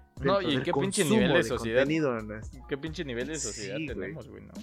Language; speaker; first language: Spanish; native; Spanish